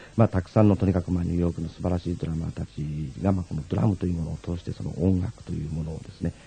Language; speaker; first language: Japanese; native; Japanese